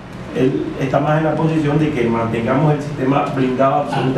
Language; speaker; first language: Spanish; native; Spanish